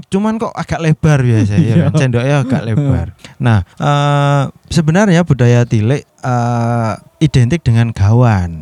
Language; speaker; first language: Indonesian; non-native, local second language; Javanese